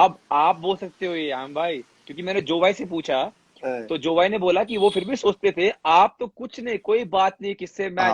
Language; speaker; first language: Hindi; native; Hindi